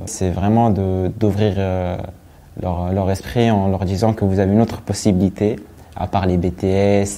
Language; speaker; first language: French; native; French